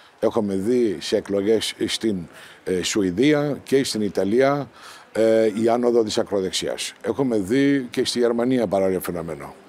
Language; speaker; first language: Greek; non-native, local second language; Turkish